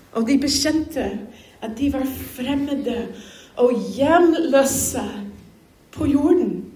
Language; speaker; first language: Norwegian; non-native, fluent; English